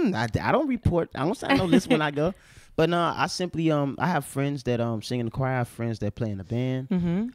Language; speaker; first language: English; native; English